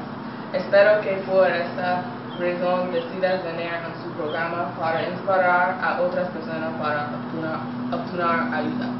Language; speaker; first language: Spanish; non-native, learner; English